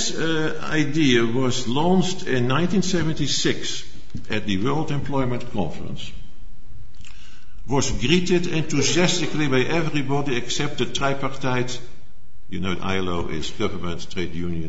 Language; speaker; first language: English; non-native, fluent; Dutch